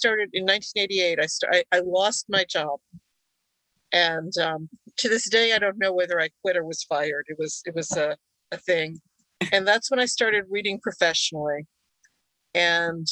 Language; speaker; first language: English; early bilingual, other home language; Hungarian